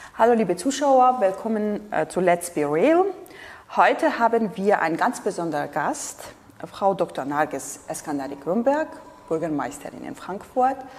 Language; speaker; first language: German; non-native, fluent; Georgian